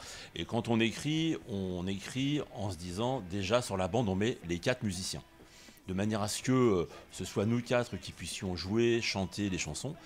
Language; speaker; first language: French; native; French